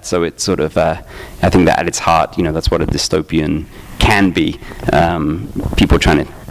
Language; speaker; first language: English; native; English